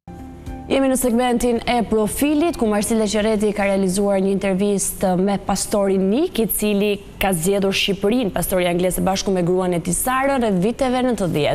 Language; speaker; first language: Albanian; native; Albanian